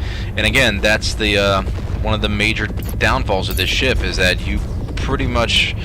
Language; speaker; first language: English; native; English